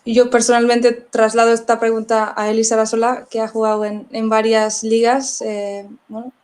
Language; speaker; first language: Spanish; non-native, local second language; Basque